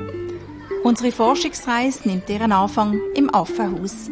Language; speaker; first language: German; native; German